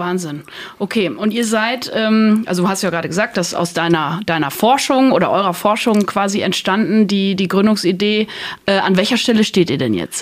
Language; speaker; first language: German; native; German